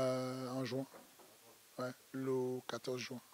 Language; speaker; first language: French; native; French